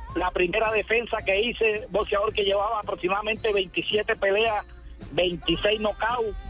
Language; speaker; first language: Spanish; native; Spanish